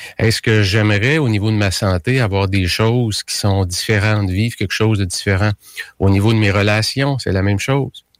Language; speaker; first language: French; native; French